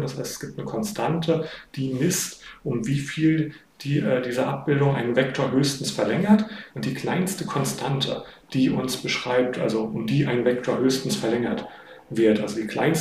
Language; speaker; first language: German; native; German